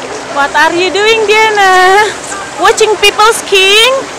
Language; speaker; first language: English; non-native, fluent; Indonesian